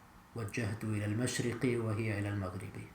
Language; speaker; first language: Arabic; non-native, fluent; English